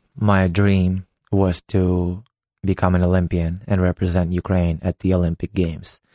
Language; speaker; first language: English; non-native, fluent; Ukrainian